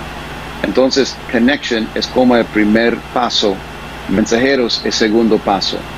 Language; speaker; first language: Spanish; non-native, fluent; English